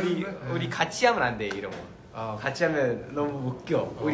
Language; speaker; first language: Korean; early bilingual, heritage; Korean